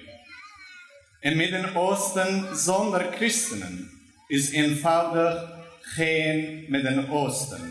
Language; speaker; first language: Dutch; non-native, fluent; Turoyo